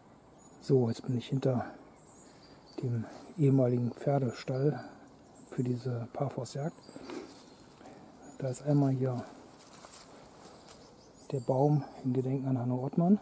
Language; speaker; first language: German; native; German